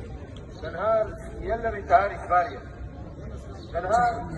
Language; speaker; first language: Swedish; non-native, learner; Tajik